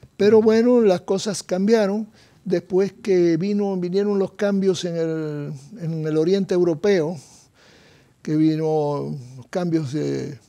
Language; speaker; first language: Spanish; native; Spanish